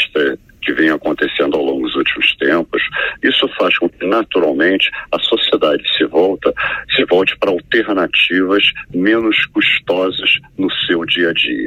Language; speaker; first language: Portuguese; native; Portuguese